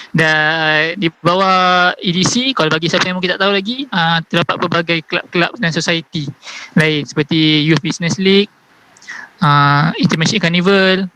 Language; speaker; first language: Malay; native; Malay